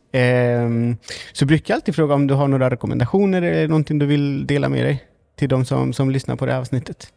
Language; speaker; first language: Swedish; native; Swedish